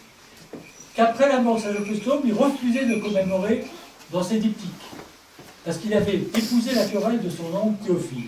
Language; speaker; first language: French; native; French